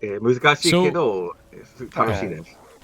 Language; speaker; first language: Japanese; non-native, fluent; English